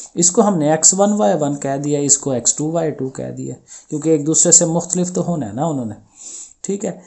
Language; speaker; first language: Urdu; non-native, local second language; Punjabi